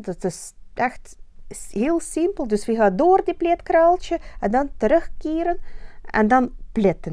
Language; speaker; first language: Dutch; non-native, learner; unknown